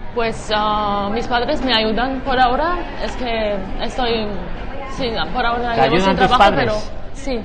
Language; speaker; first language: Spanish; non-native, fluent; Georgian